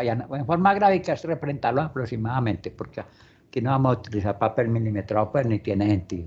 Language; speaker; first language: Spanish; native; Spanish